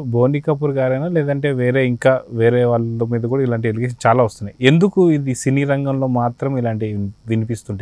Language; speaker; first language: Telugu; native; Telugu